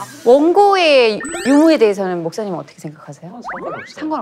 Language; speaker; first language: Korean; native; Korean